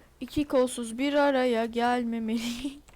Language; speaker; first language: Turkish; native; Turkish